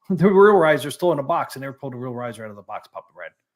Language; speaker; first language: English; native; English